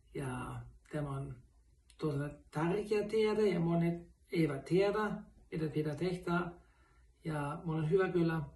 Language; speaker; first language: Finnish; non-native, fluent; German